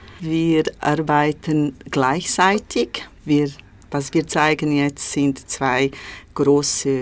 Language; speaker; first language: German; non-native, learner; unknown